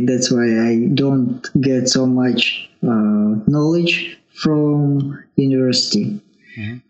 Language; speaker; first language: English; non-native, learner; Russian